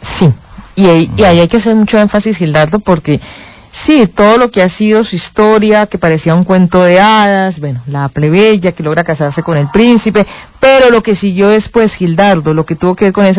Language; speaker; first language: Spanish; native; Spanish